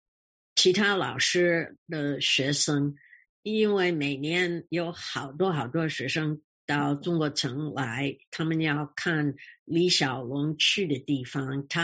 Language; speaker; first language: Chinese; early bilingual, heritage; English